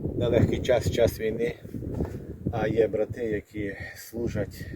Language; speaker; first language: Ukrainian; non-native, local second language; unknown